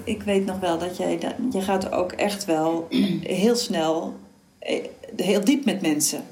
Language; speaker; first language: Dutch; native; Dutch